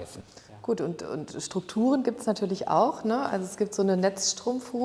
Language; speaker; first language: German; native; German